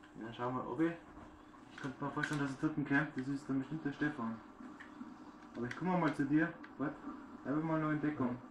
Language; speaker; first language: German; native; German